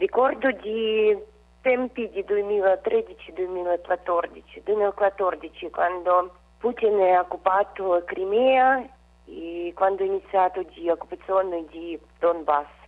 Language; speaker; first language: Italian; non-native, fluent; Russian